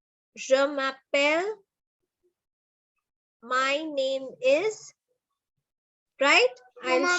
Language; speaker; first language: French; non-native, fluent; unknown